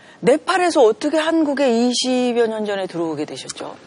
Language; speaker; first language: Korean; native; Korean